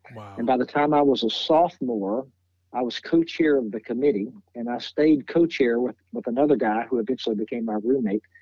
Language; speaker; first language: English; native; English